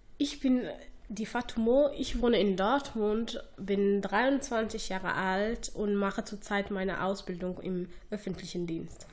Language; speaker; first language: German; non-native, fluent; Somali